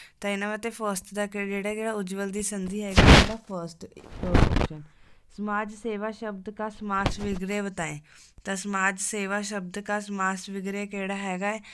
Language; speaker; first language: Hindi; non-native, local second language; Punjabi